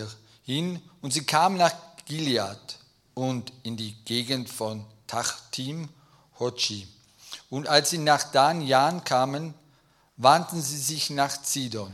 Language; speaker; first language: German; native; German